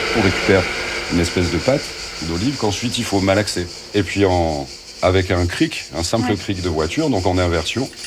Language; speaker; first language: French; native; French